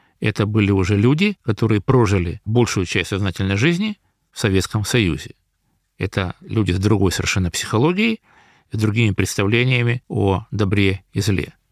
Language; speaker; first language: Russian; native; Russian